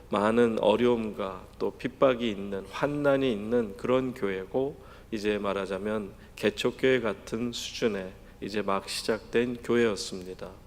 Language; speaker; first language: Korean; native; Korean